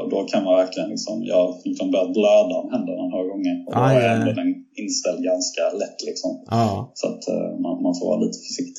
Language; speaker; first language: Swedish; native; Swedish